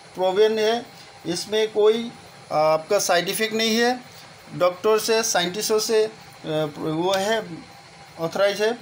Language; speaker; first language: Hindi; non-native, local second language; Assamese